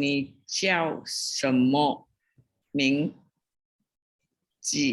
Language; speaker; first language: Chinese; non-native, learner; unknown